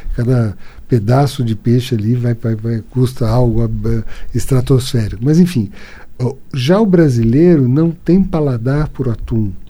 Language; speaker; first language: Portuguese; native; Portuguese